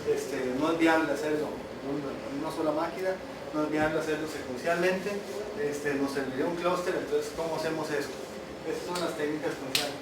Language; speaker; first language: Spanish; native; Spanish